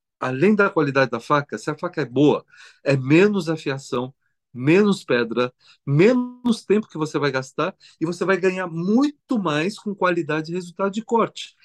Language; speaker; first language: Portuguese; early bilingual, other home language; Korean